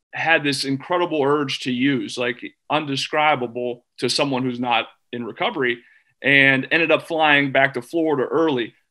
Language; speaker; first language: English; native; English